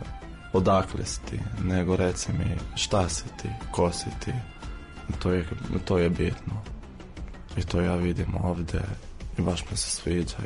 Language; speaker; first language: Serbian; non-native, fluent; Arabic